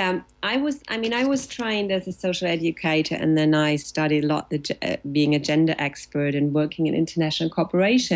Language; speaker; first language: English; non-native, fluent; German